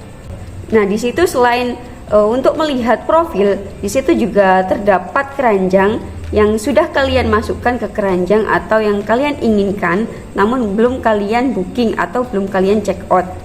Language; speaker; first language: Indonesian; native; Indonesian